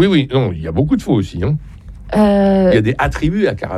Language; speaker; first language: French; native; French